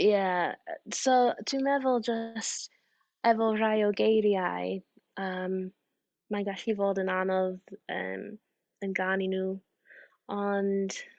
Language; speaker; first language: Welsh; non-native, fluent; English